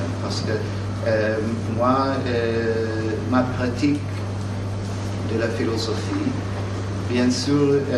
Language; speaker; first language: French; non-native, fluent; English